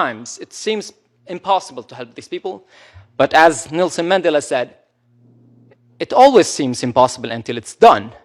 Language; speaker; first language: English; non-native, local second language; Arabic